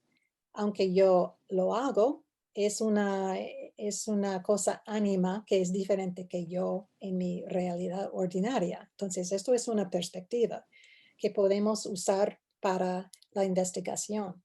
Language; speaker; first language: Spanish; non-native, fluent; English